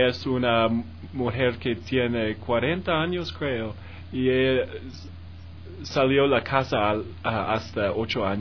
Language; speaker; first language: Spanish; non-native, learner; English